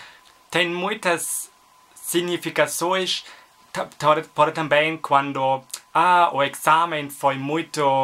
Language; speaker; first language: Portuguese; non-native, learner; German